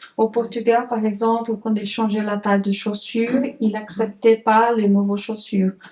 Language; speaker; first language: French; non-native, fluent; Portuguese